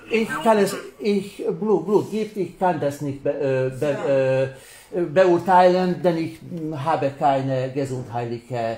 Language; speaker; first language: German; non-native, learner; Hungarian